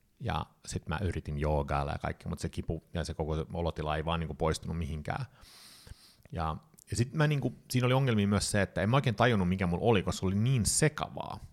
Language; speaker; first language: Finnish; early bilingual, heritage; Finnish